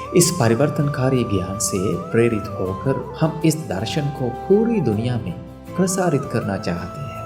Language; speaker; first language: Hindi; non-native, fluent; Sinhala